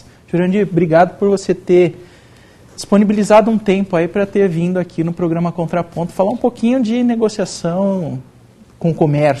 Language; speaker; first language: Portuguese; native; Portuguese